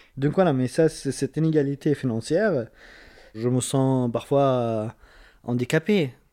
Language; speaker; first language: French; non-native, fluent; Arabic